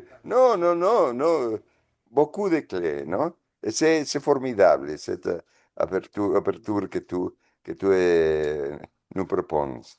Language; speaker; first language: French; non-native, fluent; Spanish